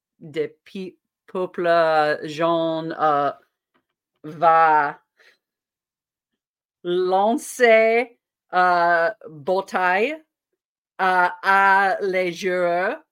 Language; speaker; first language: French; non-native, learner; English